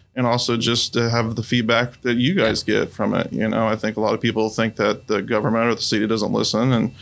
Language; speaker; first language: English; native; English